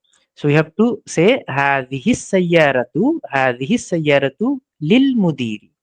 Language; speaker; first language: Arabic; non-native, fluent; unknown